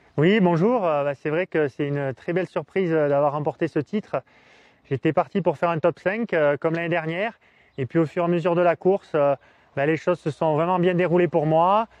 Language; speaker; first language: French; native; French